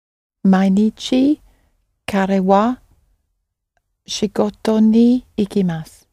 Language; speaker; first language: Japanese; non-native, learner; English